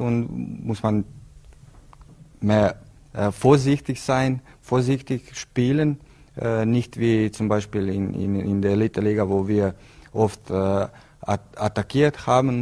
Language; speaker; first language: German; non-native, learner; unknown